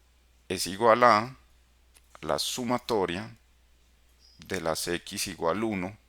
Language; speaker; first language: Spanish; native; Spanish